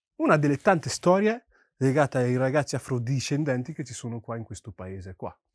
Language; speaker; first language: Italian; early bilingual, other home language; Yoruba